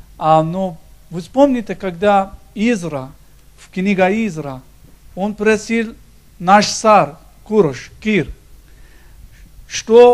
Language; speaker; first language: Russian; non-native, learner; Persian